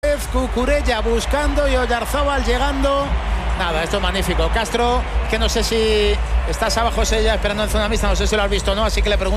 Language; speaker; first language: Spanish; native; Spanish